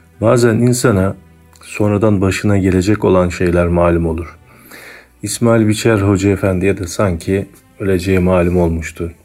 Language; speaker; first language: Turkish; native; Turkish